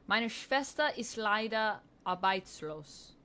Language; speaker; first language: German; non-native, learner; English